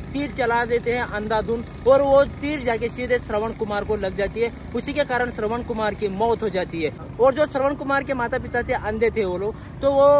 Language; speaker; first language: Hindi; non-native, local second language; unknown